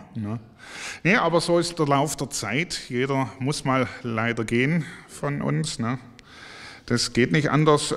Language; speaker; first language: German; native; German